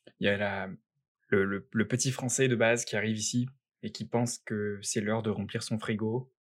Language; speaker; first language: French; native; French